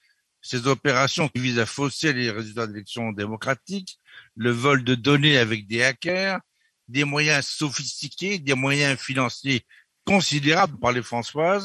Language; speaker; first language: French; native; French